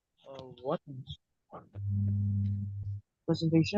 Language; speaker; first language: English; non-native, learner; Indonesian